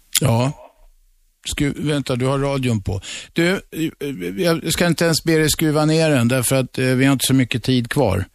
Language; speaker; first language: Swedish; native; Swedish